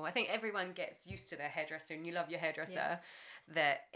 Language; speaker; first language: English; native; English